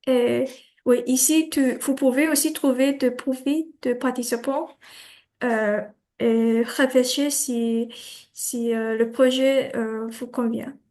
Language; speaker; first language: French; non-native, learner; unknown